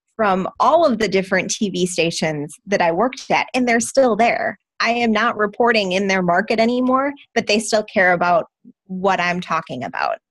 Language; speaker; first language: English; native; English